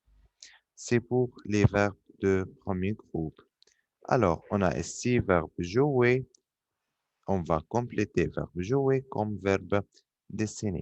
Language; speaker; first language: French; non-native, fluent; Arabic